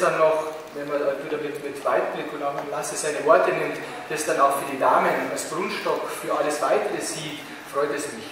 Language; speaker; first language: German; native; German